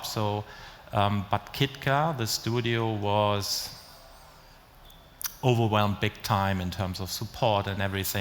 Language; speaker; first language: English; non-native, fluent; German